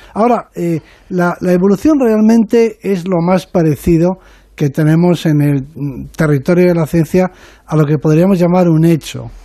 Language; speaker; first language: Spanish; native; Spanish